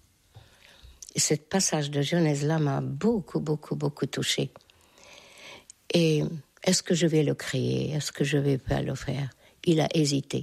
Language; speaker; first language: French; non-native, fluent; Hungarian